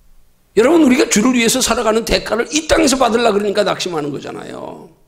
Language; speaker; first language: Korean; native; Korean